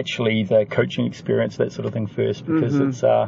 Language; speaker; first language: English; native; English